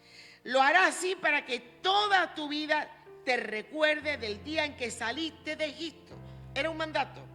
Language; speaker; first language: Spanish; native; Spanish